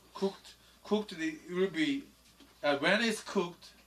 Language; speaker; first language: English; non-native, learner; Korean